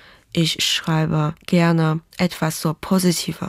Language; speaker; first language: German; non-native, fluent; Chinese